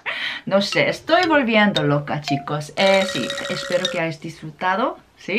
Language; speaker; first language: Spanish; non-native, fluent; Korean